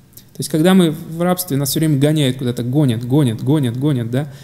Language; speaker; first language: Russian; non-native, fluent; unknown